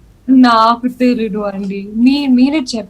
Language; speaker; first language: Telugu; non-native, learner; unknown